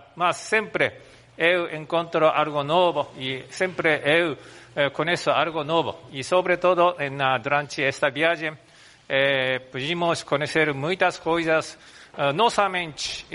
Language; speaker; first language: Portuguese; non-native, fluent; Japanese